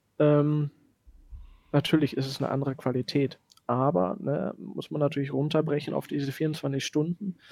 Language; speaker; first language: German; native; German